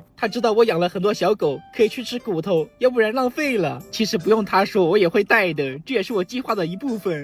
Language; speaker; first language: Chinese; native; Chinese